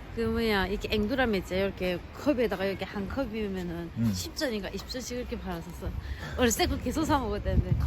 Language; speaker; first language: Korean; early bilingual, heritage; Korean